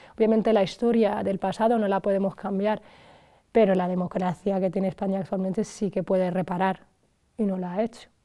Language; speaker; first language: Spanish; early bilingual, other home language; Arabic